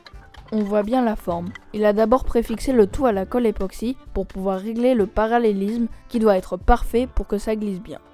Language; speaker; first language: French; native; French